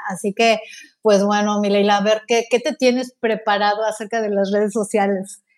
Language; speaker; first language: Spanish; native; Spanish